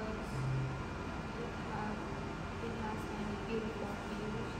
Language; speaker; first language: English; non-native, learner; Vietnamese